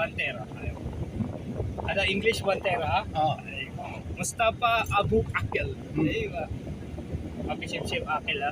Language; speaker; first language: Arabic; non-native, learner; Filipino